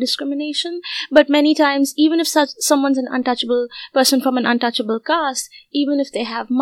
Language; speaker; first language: English; non-native, local second language; Hindi